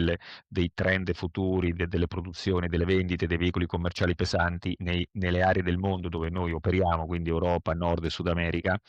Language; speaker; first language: Italian; native; Italian